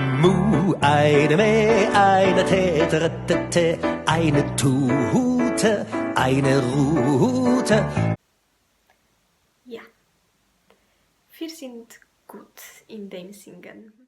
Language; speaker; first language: German; non-native, learner; Polish